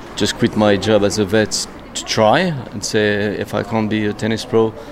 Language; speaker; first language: English; non-native, fluent; French